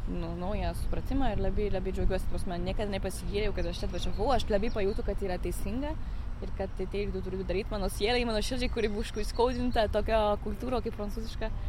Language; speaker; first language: Lithuanian; non-native, fluent; French